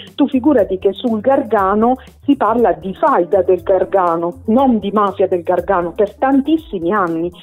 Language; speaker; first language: Italian; native; Italian